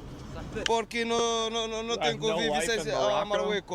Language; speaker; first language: Spanish; non-native, learner; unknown